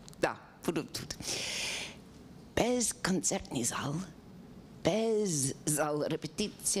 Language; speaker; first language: Ukrainian; non-native, learner; English